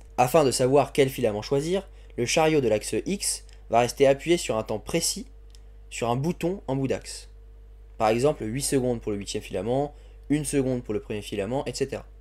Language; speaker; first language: French; native; French